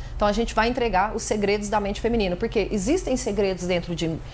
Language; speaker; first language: Portuguese; native; Portuguese